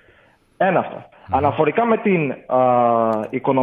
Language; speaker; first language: Greek; native; Greek